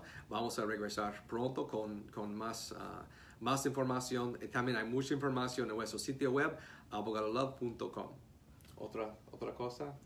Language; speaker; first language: Spanish; non-native, fluent; English